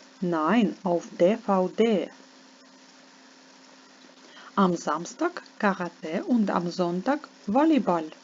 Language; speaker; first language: German; non-native, fluent; Ukrainian